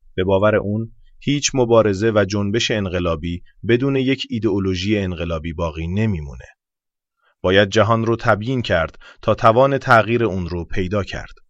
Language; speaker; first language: Persian; native; Persian